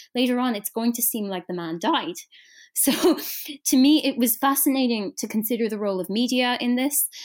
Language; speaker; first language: English; native; English